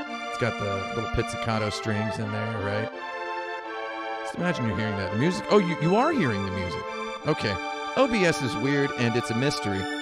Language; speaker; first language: English; native; English